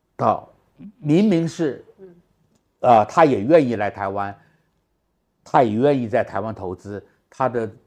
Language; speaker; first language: Chinese; native; Chinese